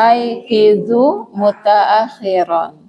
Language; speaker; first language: Arabic; non-native, fluent; Indonesian